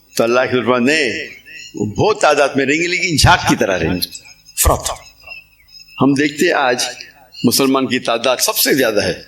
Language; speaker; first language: Urdu; non-native, local second language; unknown